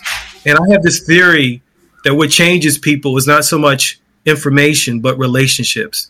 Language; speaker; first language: English; native; English